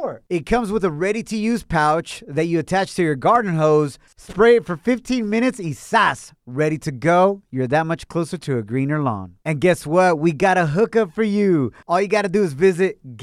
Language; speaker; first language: English; non-native, fluent; Spanish